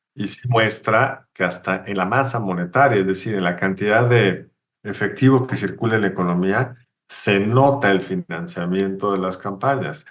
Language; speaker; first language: Spanish; native; Spanish